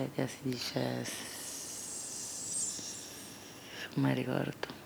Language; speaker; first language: Italian; non-native, learner; Portuguese